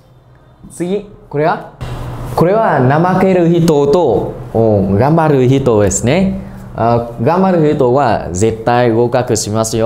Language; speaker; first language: Japanese; non-native, fluent; Vietnamese